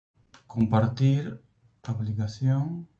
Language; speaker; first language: Spanish; native; Spanish